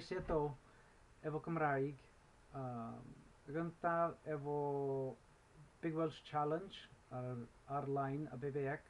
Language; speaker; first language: Welsh; non-native, learner; English